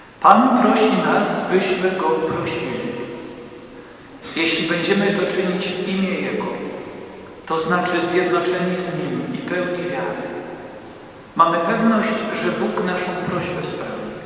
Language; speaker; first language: Polish; native; Polish